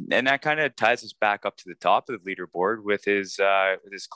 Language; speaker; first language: English; native; English